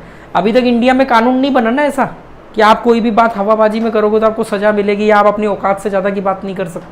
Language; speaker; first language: Hindi; native; Hindi